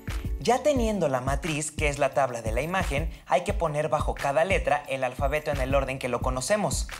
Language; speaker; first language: Spanish; native; Spanish